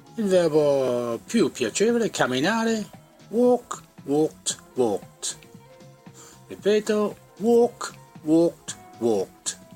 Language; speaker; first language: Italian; non-native, fluent; English